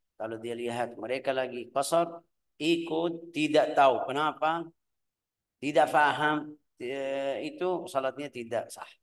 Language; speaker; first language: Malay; non-native, fluent; Arabic